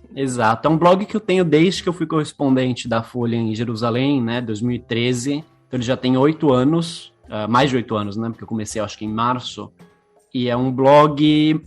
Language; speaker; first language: Portuguese; native; Portuguese